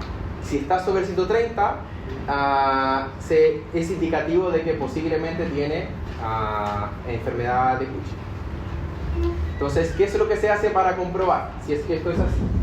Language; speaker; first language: Spanish; native; Spanish